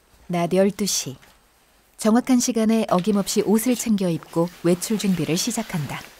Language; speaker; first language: Korean; native; Korean